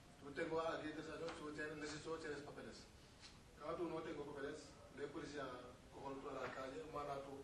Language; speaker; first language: Spanish; non-native, learner; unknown